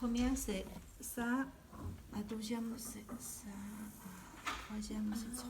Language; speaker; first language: French; non-native, learner; Chinese